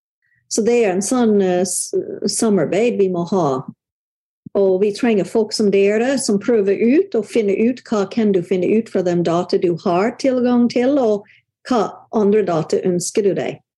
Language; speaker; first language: Norwegian; non-native, fluent; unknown